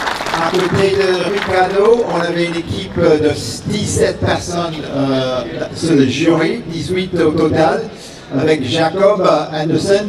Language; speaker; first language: French; non-native, fluent; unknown